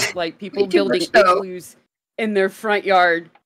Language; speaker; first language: English; native; English